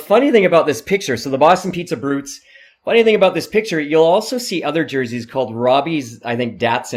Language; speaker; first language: English; native; English